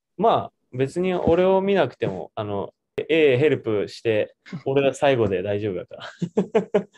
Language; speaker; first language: Japanese; native; Japanese